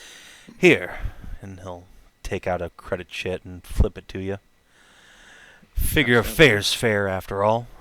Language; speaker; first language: English; native; English